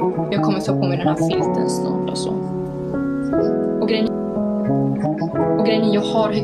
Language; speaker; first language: Swedish; early bilingual, heritage; Swedish